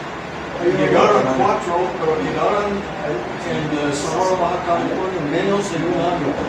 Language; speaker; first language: Spanish; non-native, fluent; English